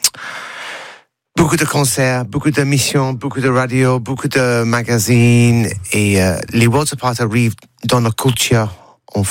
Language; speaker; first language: French; non-native, learner; English